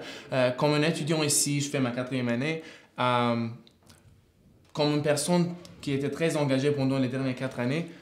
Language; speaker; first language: French; non-native, fluent; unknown